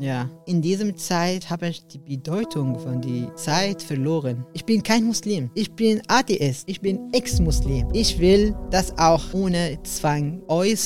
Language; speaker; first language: German; non-native, learner; Arabic